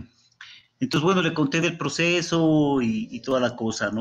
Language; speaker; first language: Spanish; native; Spanish